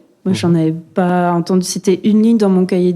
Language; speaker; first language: French; native; French